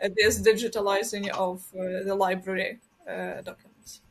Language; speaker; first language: English; non-native, fluent; Ukrainian